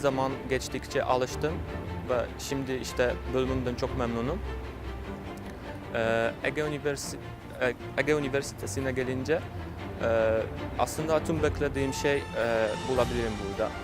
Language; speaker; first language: Turkish; non-native, learner; Polish